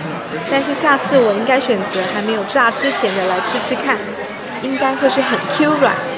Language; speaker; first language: Chinese; native; Chinese